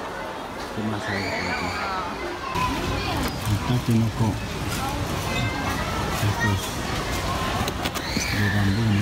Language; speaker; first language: Spanish; native; Spanish